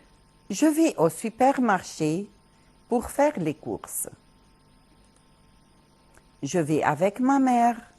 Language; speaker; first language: French; non-native, fluent; Arabic